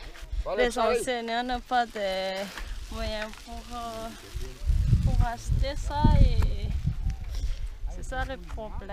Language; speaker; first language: French; non-native, local second language; Malagasy